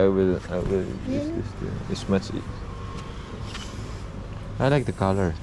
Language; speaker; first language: English; non-native, learner; Indonesian